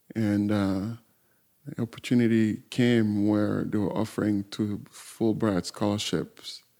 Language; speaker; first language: English; non-native, fluent; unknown